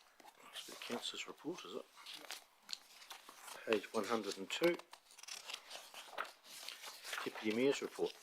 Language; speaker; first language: English; native; English